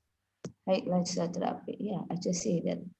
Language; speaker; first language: English; non-native, learner; Indonesian